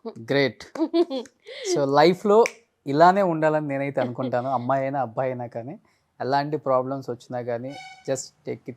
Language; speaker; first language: Telugu; native; Telugu